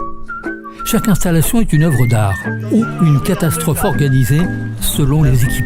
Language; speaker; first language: French; native; French